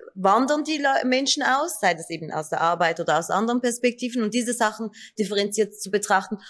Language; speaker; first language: German; early bilingual, other home language; Kurdish